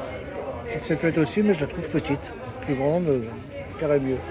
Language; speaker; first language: French; native; French